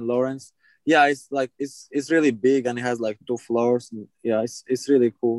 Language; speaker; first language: English; non-native, fluent; Albanian